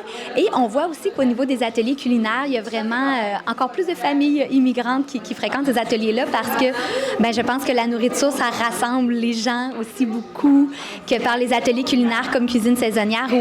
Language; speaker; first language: French; native; French